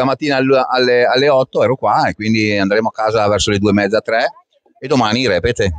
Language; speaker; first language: Italian; native; Italian